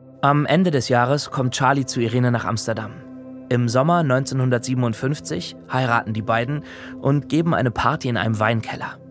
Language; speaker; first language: German; native; German